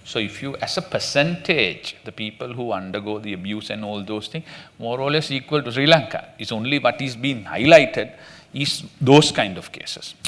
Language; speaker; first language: English; non-native, local second language; Sinhala